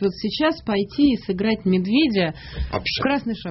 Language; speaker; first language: Russian; native; Russian